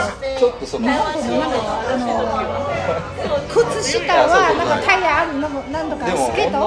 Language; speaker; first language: Japanese; non-native, fluent; Chinese